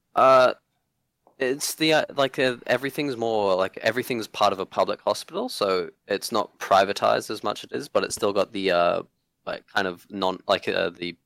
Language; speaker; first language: English; non-native, local second language; Cantonese